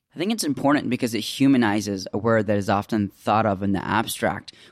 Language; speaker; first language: English; early bilingual, other home language; Arabic